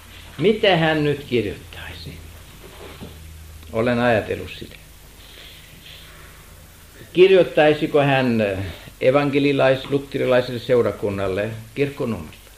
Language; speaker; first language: Finnish; non-native, fluent; German